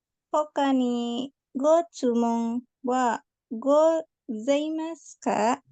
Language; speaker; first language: Japanese; non-native, learner; Indonesian